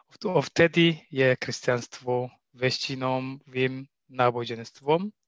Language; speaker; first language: Slovak; non-native, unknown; Tigrinya